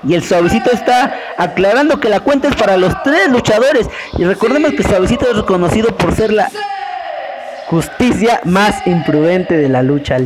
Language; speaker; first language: Spanish; native; Spanish